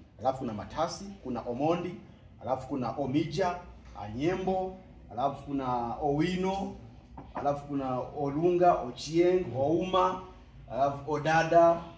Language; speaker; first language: Swahili; native; Swahili